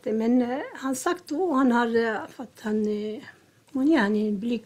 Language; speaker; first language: Swedish; non-native, learner; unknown